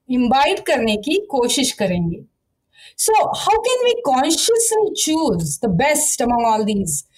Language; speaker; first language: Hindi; non-native, local second language; Marathi